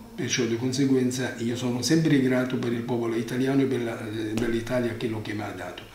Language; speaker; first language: Italian; non-native, fluent; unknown